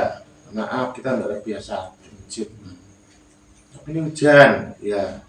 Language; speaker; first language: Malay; non-native, local second language; Javanese